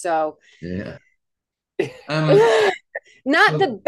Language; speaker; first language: English; native; English